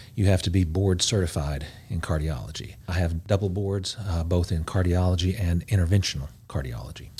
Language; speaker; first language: English; native; English